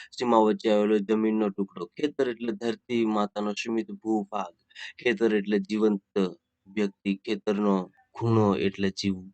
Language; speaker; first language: Gujarati; non-native, local second language; Rathawi